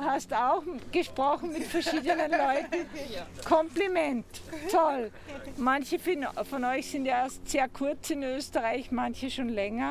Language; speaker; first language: German; native; German